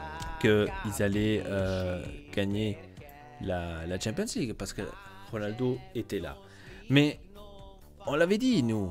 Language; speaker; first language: French; native; French